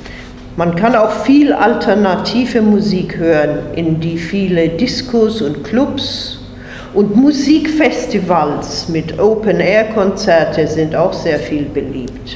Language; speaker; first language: German; non-native, fluent; English